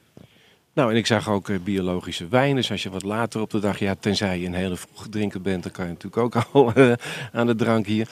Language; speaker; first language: Dutch; native; Dutch